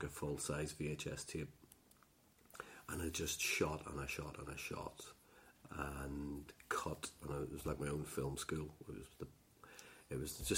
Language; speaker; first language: English; native; English